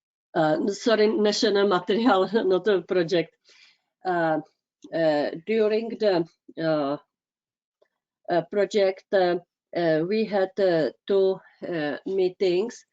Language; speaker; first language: English; non-native, fluent; Czech